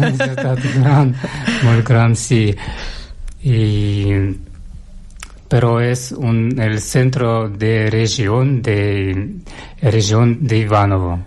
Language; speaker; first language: Catalan; non-native, learner; Russian